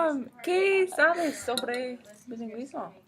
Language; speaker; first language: Spanish; non-native, learner; English